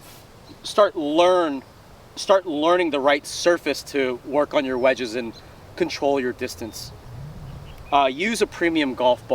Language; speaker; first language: English; native; English